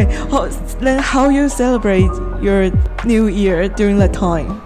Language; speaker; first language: English; non-native, learner; Chinese